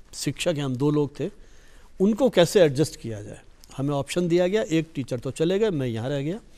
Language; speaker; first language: Hindi; native; Hindi